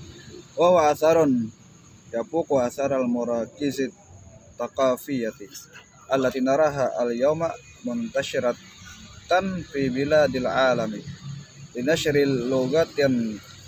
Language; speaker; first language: Arabic; non-native, learner; Indonesian